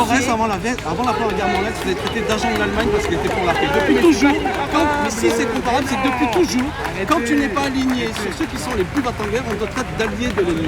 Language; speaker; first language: French; native; French